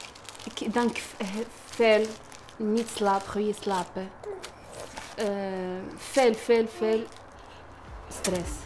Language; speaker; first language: Dutch; non-native, learner; Arabic